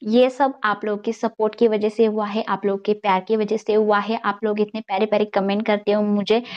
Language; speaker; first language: Hindi; non-native, local second language; Marathi